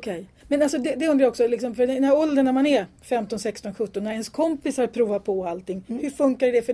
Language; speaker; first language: Swedish; native; Swedish